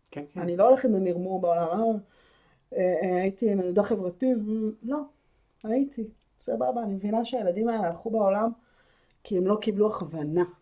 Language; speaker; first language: Hebrew; native; Hebrew